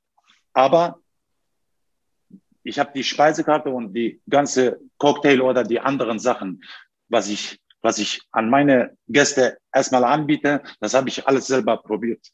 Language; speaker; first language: German; non-native, fluent; Turkish